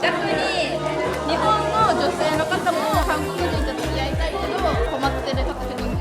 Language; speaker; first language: Japanese; native; Japanese